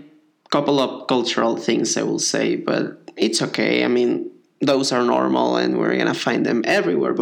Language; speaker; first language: English; non-native, fluent; Spanish